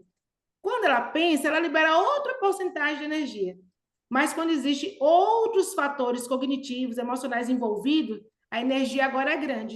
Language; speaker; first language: Portuguese; native; Portuguese